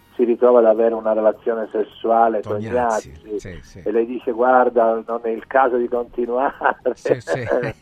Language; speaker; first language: Italian; non-native, local second language; Sicilian